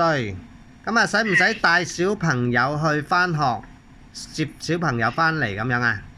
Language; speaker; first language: Cantonese; native; Cantonese